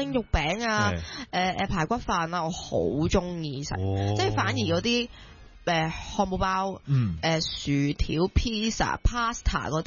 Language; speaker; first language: Cantonese; native; Cantonese